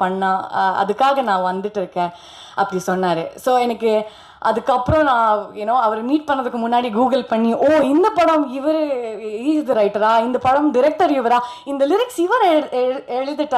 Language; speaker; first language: Tamil; non-native, learner; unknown